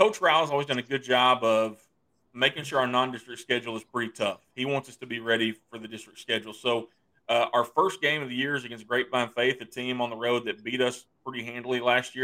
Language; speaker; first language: English; native; English